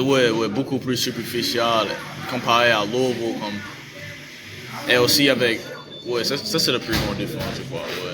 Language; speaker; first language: French; non-native, learner; English